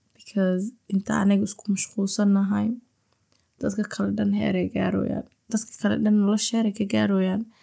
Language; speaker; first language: Somali; early bilingual, heritage; Somali